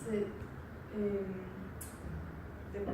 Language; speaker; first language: French; non-native, learner; Spanish